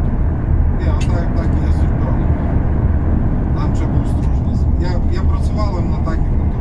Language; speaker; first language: Polish; non-native, learner; Russian